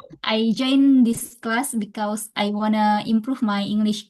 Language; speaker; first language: English; non-native, local second language; Indonesian